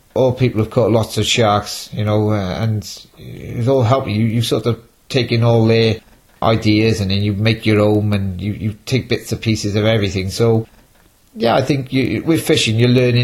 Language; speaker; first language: English; native; English